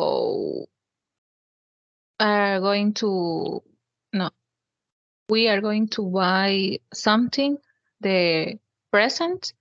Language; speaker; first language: English; non-native, learner; Spanish